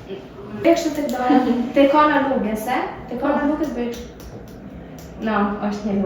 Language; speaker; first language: Albanian; early bilingual, heritage; Albanian